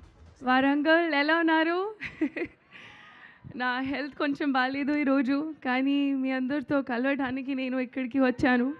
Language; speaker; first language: Telugu; non-native, learner; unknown